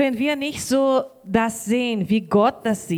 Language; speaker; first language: German; non-native, learner; Portuguese